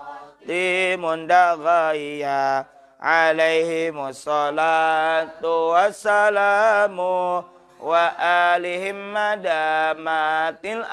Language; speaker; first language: Arabic; non-native, fluent; Javanese